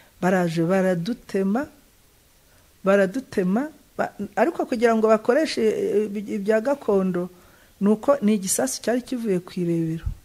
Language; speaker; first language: Kinyarwanda; native; Kinyarwanda